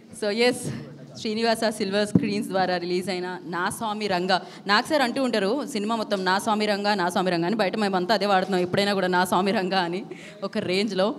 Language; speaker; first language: Telugu; native; Telugu